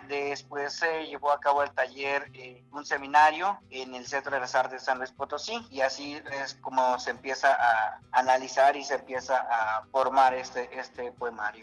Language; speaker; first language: Spanish; non-native, local second language; Nahuatl languages